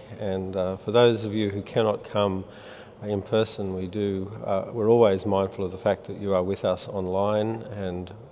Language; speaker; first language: English; native; English